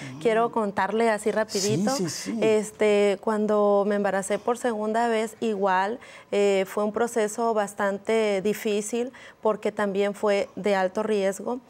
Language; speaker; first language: Spanish; native; Spanish